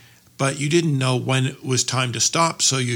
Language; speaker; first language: English; native; English